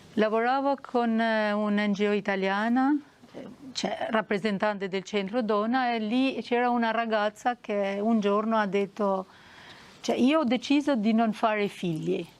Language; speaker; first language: Italian; non-native, fluent; Albanian